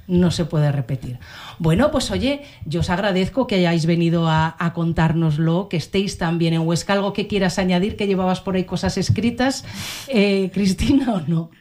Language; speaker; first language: Spanish; native; Spanish